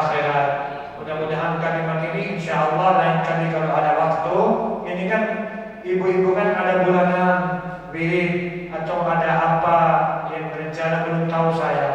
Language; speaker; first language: Indonesian; non-native, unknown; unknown